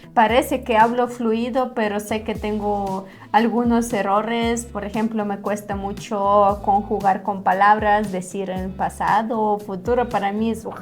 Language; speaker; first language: Spanish; non-native, fluent; Ukrainian